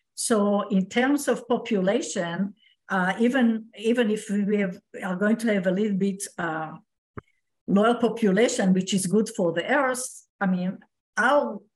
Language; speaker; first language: English; non-native, fluent; Hebrew